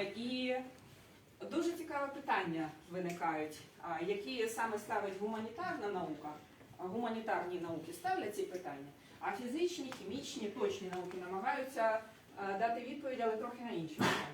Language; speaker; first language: Ukrainian; non-native, local second language; Russian